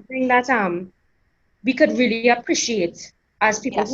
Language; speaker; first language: English; native; English